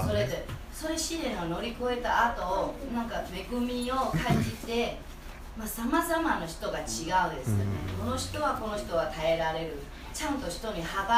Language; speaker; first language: Japanese; non-native, fluent; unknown